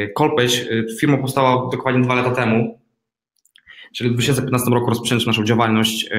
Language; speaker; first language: Polish; non-native, fluent; Ukrainian